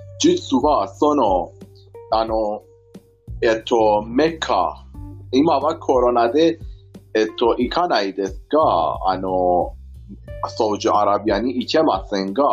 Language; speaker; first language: Japanese; non-native, fluent; Persian